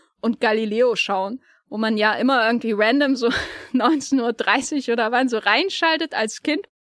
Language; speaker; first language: German; native; German